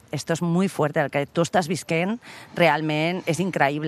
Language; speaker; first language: Spanish; non-native, local second language; Catalan